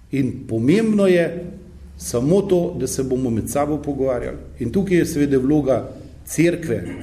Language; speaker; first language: Slovenian; native; Slovenian